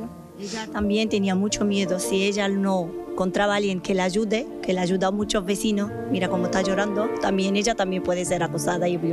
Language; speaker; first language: Spanish; non-native, local second language; Arabic